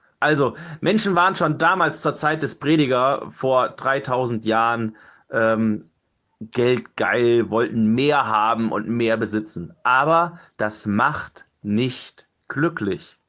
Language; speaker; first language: German; native; German